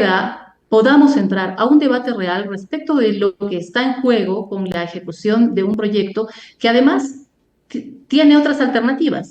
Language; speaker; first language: Spanish; native; Spanish